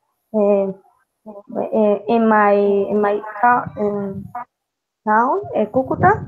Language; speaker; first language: English; non-native, learner; Spanish